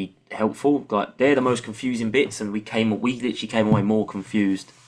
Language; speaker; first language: English; native; English